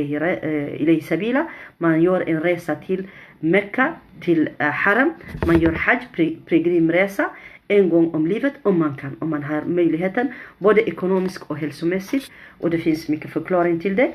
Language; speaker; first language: Swedish; non-native, fluent; Arabic